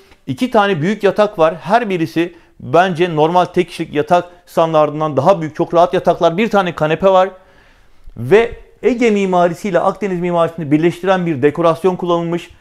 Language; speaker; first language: Turkish; native; Turkish